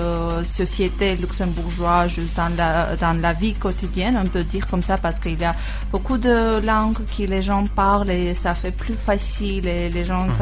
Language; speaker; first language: French; non-native, learner; Armenian